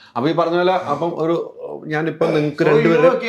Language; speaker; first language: Malayalam; native; Malayalam